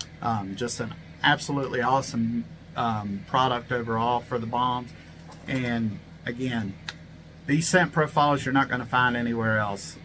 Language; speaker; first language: English; native; English